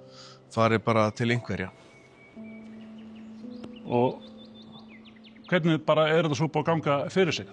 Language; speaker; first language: Icelandic; native; Icelandic